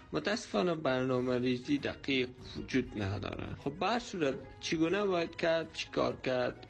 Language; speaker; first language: Persian; native; Persian